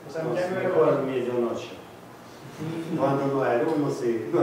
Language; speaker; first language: Spanish; non-native, fluent; Russian